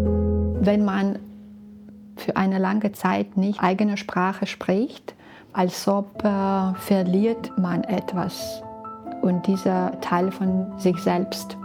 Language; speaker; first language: German; non-native, fluent; Belarusian